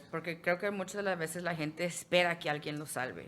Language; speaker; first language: Spanish; early bilingual, heritage; Spanish